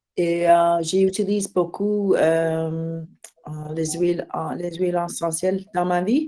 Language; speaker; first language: French; non-native, learner; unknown